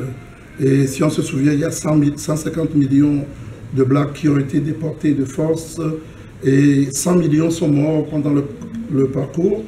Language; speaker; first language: French; non-native, local second language; Ewe